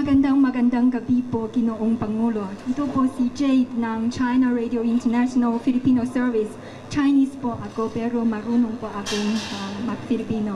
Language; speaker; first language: Filipino; non-native, learner; Chinese